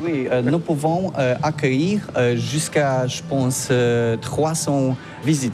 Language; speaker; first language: French; non-native, learner; Polish